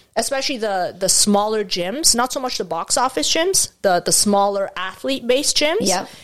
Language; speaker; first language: English; non-native, fluent; Arabic